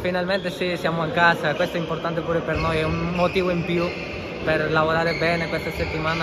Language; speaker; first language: Italian; non-native, fluent; Spanish